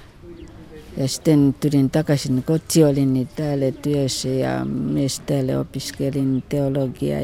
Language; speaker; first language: Finnish; non-native, fluent; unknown